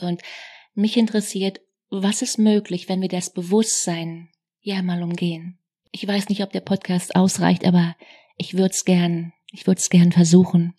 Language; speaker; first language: German; native; German